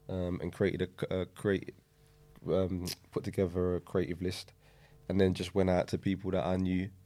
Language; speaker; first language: English; native; English